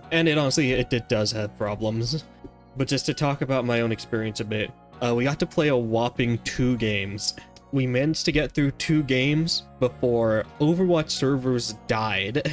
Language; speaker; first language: English; native; English